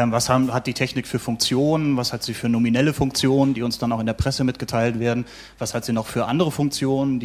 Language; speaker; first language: German; native; German